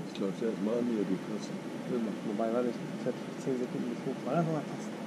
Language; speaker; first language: German; native; German